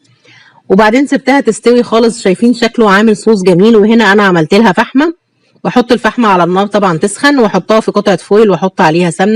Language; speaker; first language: Arabic; native; Arabic